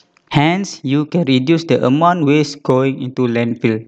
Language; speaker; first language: English; non-native, local second language; Malay